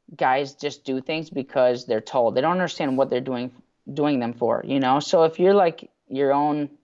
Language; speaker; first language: English; native; English